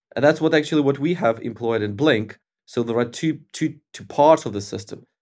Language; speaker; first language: English; non-native, fluent; Ukrainian